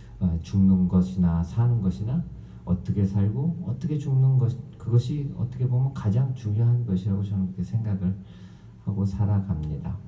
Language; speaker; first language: Korean; native; Korean